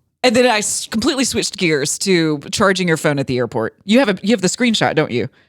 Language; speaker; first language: English; native; English